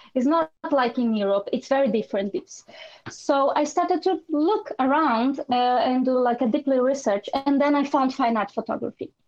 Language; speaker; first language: English; non-native, fluent; Portuguese